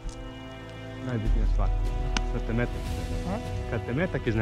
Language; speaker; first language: Serbian; native; Serbian